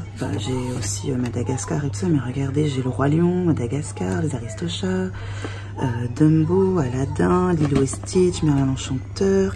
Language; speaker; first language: French; native; French